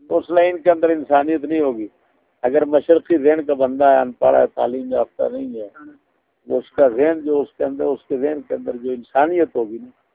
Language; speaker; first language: Urdu; non-native, local second language; Punjabi